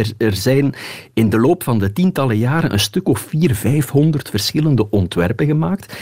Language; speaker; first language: Dutch; native; Dutch